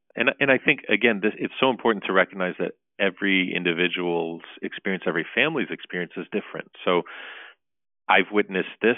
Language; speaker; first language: English; early bilingual, other home language; Turkish